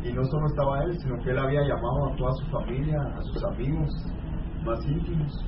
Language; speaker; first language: Spanish; native; Spanish